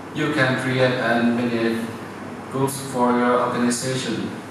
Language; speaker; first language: English; non-native, learner; Thai